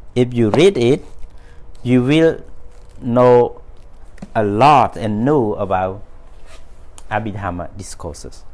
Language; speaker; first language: English; non-native, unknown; Khmer